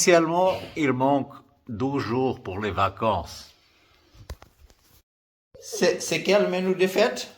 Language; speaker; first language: French; native; French